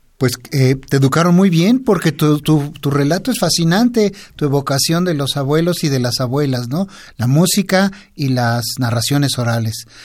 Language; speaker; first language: Spanish; native; Spanish